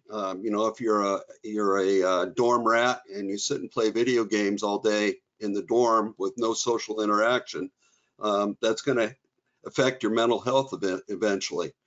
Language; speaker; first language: English; native; English